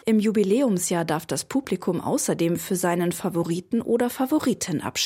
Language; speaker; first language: German; native; German